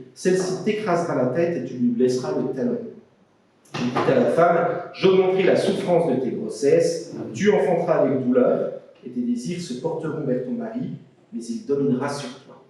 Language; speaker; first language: French; native; French